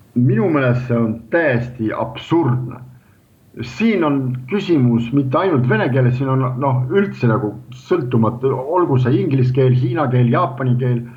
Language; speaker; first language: Estonian; non-native, local second language; Russian